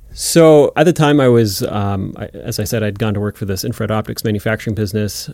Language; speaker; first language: English; native; English